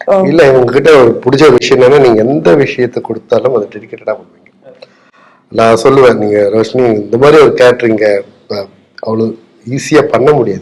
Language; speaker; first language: Tamil; native; Tamil